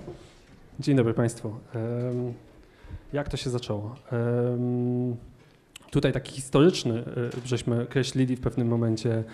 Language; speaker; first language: Polish; native; Polish